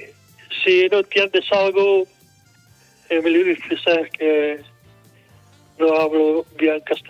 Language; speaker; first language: Spanish; non-native, local second language; Galician